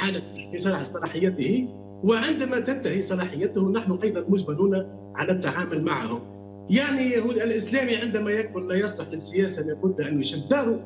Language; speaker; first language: Arabic; native; Arabic